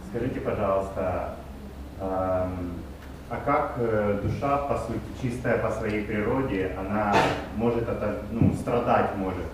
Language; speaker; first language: Russian; native; Russian